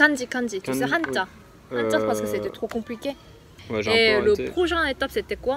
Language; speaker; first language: French; non-native, fluent; Korean